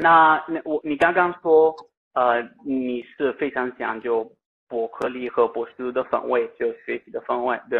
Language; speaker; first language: Chinese; non-native, fluent; Italian